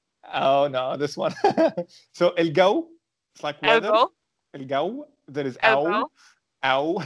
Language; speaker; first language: English; non-native, fluent; Arabic